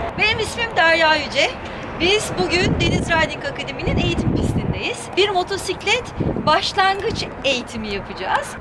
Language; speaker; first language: Turkish; native; Turkish